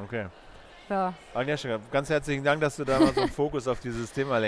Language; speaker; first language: German; native; German